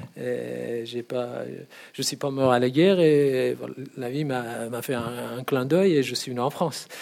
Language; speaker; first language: French; non-native, fluent; Persian